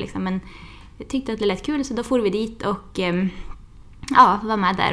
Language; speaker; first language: Swedish; native; Swedish